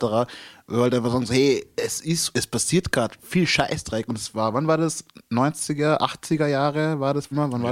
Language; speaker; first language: German; early bilingual, other home language; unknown